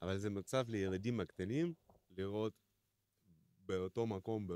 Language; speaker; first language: Hebrew; non-native, fluent; Russian